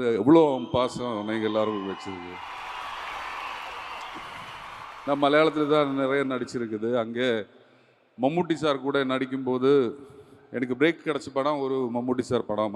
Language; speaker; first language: Tamil; non-native, learner; Malayalam